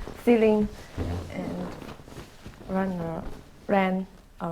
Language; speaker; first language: English; non-native, learner; Thai